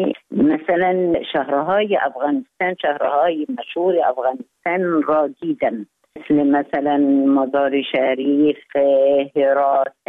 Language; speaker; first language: Persian; non-native, learner; Arabic